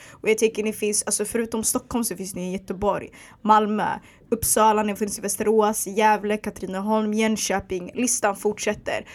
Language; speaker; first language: Swedish; early bilingual, other home language; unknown